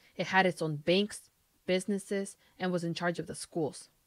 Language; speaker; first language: English; native; English